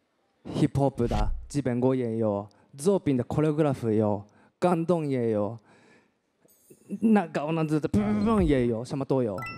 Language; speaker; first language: Chinese; non-native, learner; Japanese